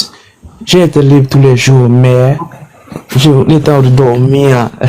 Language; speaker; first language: French; non-native, learner; Haitian Creole